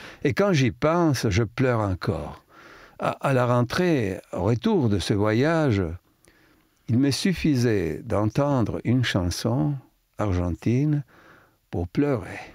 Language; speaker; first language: French; non-native, fluent; Italian